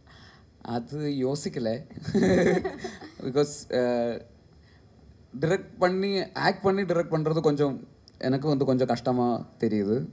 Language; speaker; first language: Tamil; non-native, learner; Malayalam